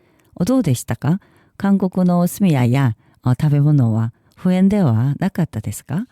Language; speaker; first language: Japanese; non-native, learner; Korean